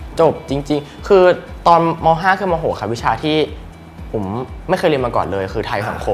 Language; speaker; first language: Thai; native; Thai